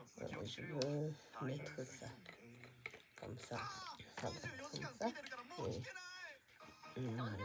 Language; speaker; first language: French; non-native, fluent; Japanese